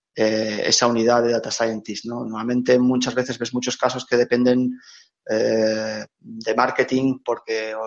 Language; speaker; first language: Spanish; native; Spanish